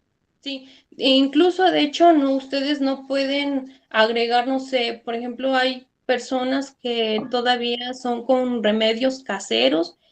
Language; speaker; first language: Spanish; native; Spanish